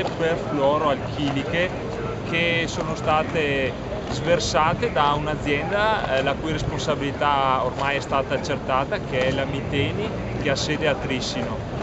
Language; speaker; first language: Italian; native; Italian